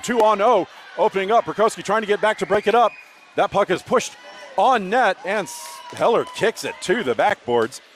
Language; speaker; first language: English; native; English